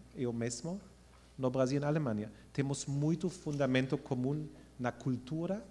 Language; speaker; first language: Portuguese; non-native, fluent; German